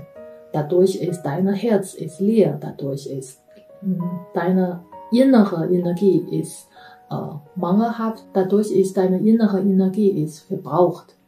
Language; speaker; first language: German; non-native, fluent; Chinese